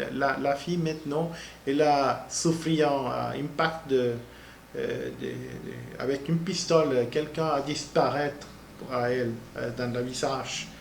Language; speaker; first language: French; non-native, learner; Spanish